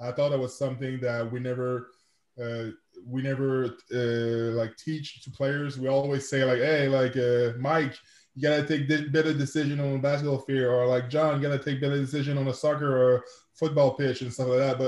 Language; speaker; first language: English; non-native, fluent; French